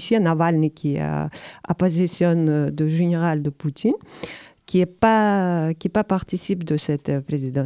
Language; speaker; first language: French; non-native, learner; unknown